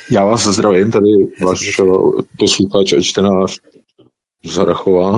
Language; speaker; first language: Czech; native; Czech